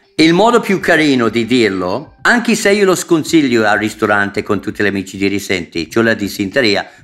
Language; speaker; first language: Italian; non-native, fluent; English